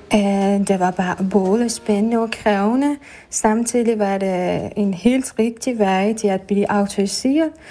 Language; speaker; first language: Danish; non-native, fluent; Persian